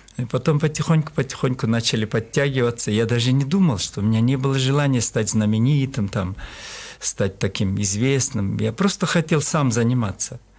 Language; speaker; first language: Russian; non-native, local second language; Kyrgyz